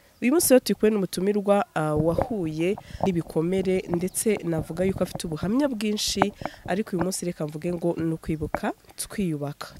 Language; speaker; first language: Kinyarwanda; native; Kinyarwanda